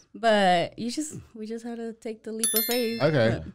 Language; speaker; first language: English; native; English